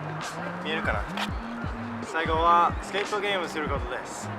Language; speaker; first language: Japanese; non-native, fluent; English